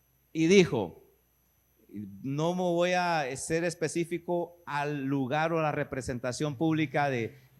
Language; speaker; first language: Spanish; native; Spanish